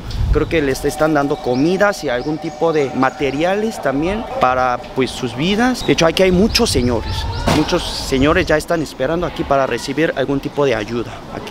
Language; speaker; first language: Spanish; non-native, fluent; Korean